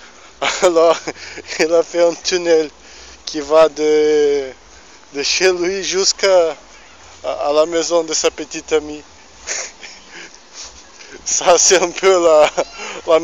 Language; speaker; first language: French; non-native, fluent; Portuguese